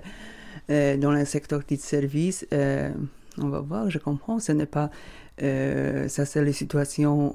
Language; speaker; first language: French; non-native, learner; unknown